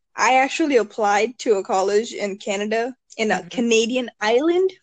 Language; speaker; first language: English; early bilingual, other home language; Bangla